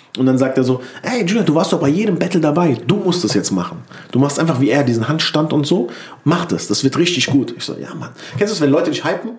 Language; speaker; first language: German; early bilingual, other home language; Turkish